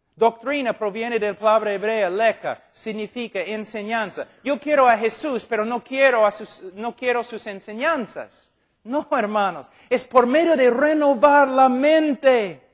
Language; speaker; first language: Spanish; non-native, fluent; English